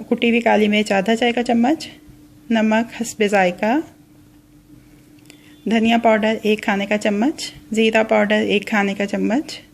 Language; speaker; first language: Urdu; native; Urdu